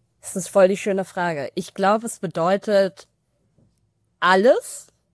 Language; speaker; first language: German; early bilingual, other home language; Tamil